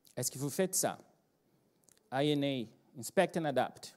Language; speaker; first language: French; non-native, fluent; Portuguese